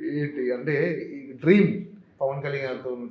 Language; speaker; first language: Telugu; native; Telugu